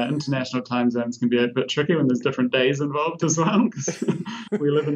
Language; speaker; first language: English; native; English